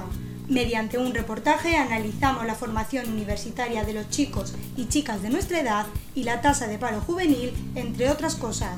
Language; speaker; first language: Spanish; native; Spanish